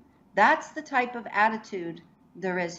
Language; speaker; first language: English; native; English